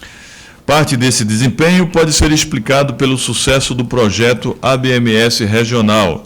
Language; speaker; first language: Portuguese; native; Portuguese